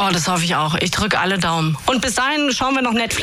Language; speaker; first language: German; native; German